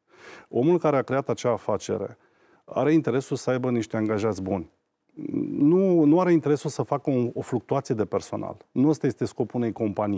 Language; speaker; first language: Romanian; native; Romanian